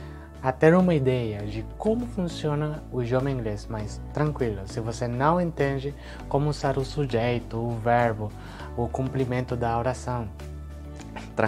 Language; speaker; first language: Portuguese; non-native, fluent; Spanish